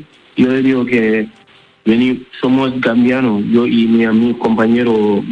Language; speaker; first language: Spanish; non-native, learner; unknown